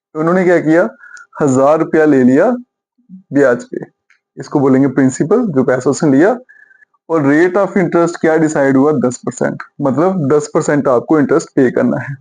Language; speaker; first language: Hindi; native; Hindi